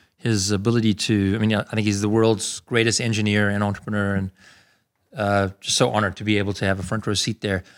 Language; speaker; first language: English; native; English